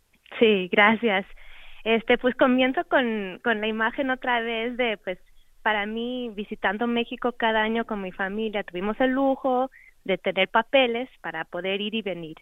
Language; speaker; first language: Spanish; native; Spanish